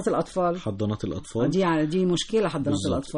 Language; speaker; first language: Arabic; native; Arabic